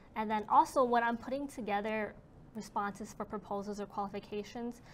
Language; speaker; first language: English; native; English